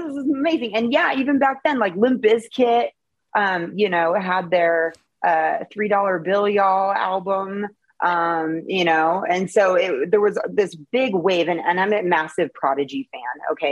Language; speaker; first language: English; native; English